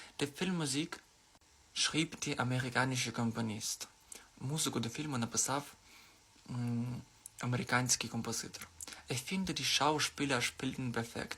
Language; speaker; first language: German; non-native, fluent; Ukrainian